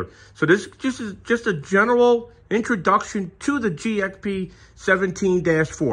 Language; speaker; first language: English; native; English